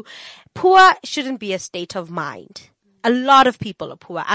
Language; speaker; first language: English; non-native, local second language; Tswana